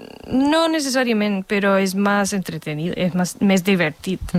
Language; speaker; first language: Catalan; non-native, fluent; Spanish